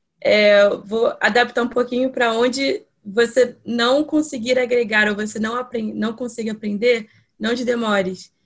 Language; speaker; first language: Portuguese; native; Portuguese